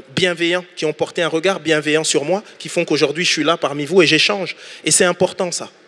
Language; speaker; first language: French; native; French